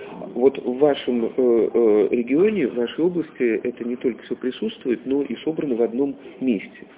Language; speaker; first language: Russian; native; Russian